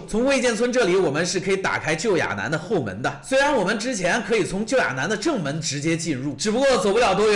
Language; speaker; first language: Chinese; native; Chinese